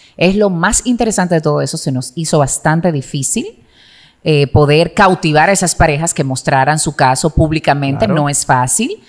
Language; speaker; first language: Spanish; native; Spanish